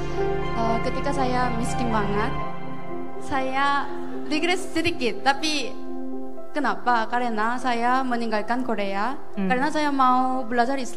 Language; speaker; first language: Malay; non-native, fluent; Korean